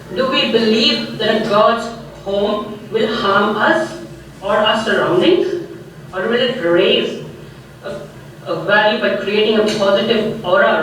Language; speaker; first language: English; non-native, local second language; Punjabi